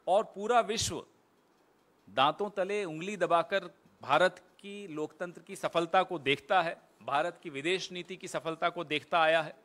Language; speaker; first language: Hindi; native; Hindi